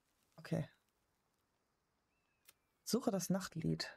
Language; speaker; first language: German; native; German